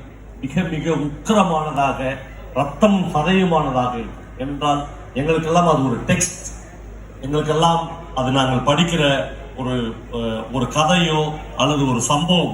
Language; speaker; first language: Tamil; native; Tamil